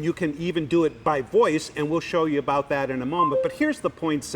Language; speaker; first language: English; native; English